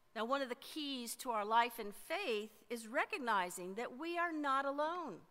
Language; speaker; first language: English; native; English